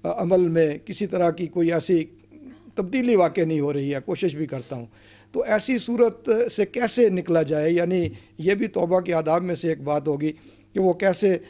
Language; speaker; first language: Urdu; native; Urdu